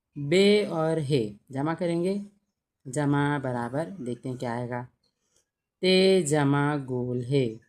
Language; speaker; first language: Hindi; native; Hindi